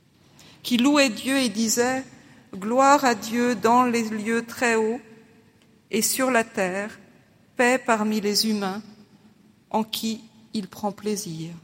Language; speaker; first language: French; native; French